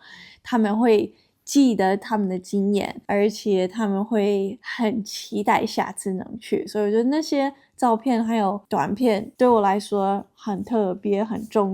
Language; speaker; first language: Chinese; non-native, fluent; English